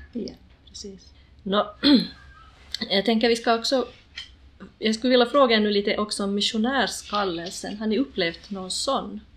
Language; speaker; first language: Swedish; native; Swedish